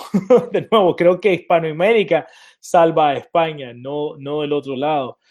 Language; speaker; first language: Spanish; early bilingual, heritage; Spanish